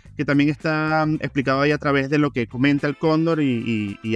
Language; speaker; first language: Spanish; native; Spanish